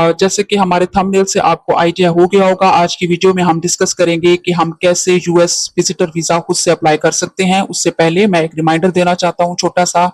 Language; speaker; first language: Urdu; native; Urdu